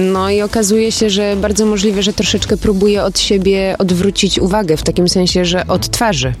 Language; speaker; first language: Polish; early bilingual, other home language; German